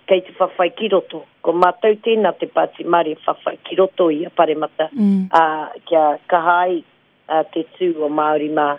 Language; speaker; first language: Māori; non-native, local second language; English